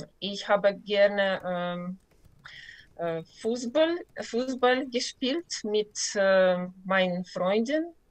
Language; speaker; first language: German; non-native, learner; Ukrainian